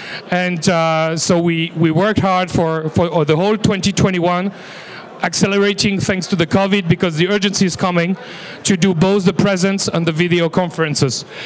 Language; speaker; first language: English; non-native, fluent; French